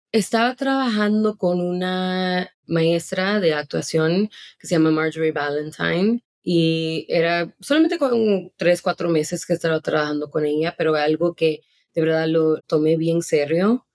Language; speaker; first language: Spanish; early bilingual, heritage; Spanish